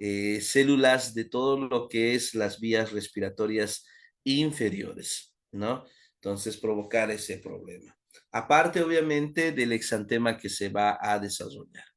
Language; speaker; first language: Spanish; native; Spanish